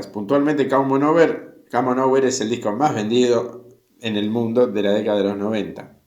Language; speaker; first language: Spanish; native; Spanish